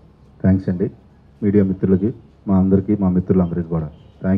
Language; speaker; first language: Telugu; native; Telugu